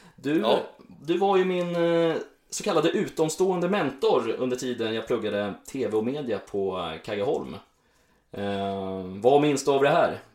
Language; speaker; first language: Swedish; native; Swedish